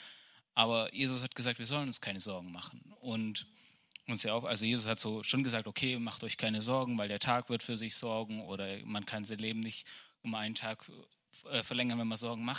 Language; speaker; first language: German; native; German